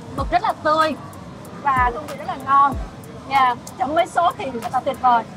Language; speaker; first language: Vietnamese; native; Vietnamese